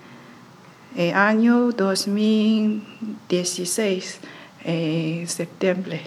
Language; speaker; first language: Spanish; non-native, learner; Chinese